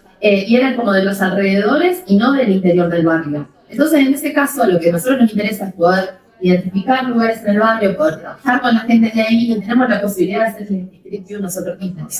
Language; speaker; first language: Spanish; native; Spanish